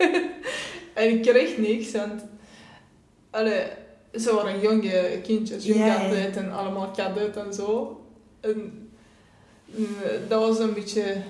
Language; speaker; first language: Dutch; non-native, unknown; Persian